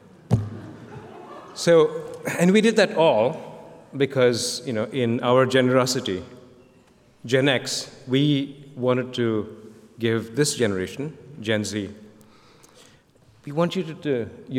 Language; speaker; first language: English; non-native, local second language; Bangla